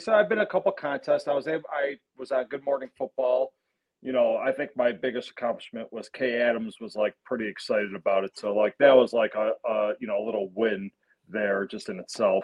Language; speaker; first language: English; native; English